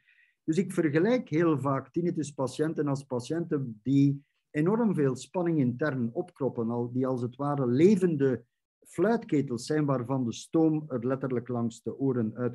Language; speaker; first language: Dutch; native; Dutch